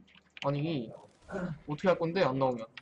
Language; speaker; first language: Korean; native; Korean